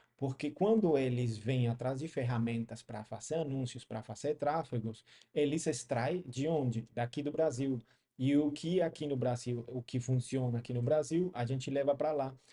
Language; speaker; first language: Portuguese; non-native, fluent; Spanish